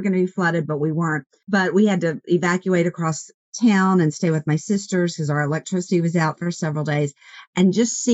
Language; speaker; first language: English; native; English